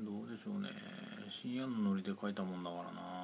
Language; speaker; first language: Japanese; native; Japanese